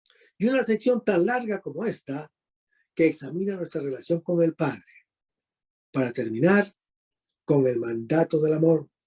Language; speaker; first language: Spanish; native; Spanish